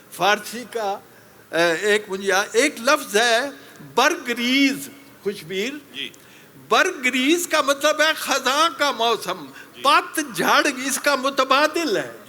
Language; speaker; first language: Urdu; non-native, local second language; Punjabi